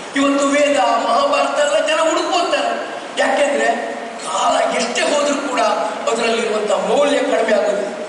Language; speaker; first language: Kannada; native; Kannada